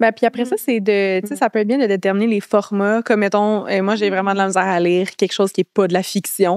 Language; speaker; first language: French; native; French